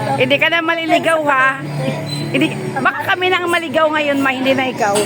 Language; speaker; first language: Filipino; non-native, local second language; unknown